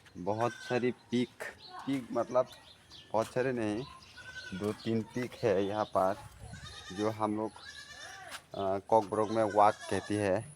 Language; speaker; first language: Hindi; non-native, local second language; Kok Borok